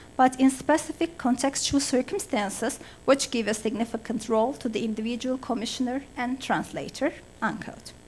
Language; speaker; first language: English; non-native, fluent; Turkish